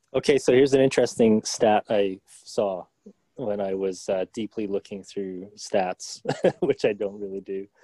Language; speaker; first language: English; native; English